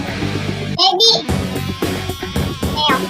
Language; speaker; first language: English; non-native, learner; Indonesian